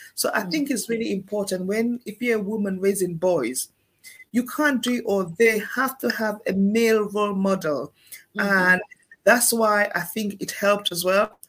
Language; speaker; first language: English; non-native, local second language; Krio